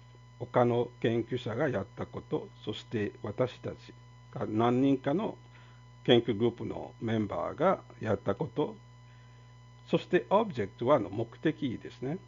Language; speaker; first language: Japanese; non-native, fluent; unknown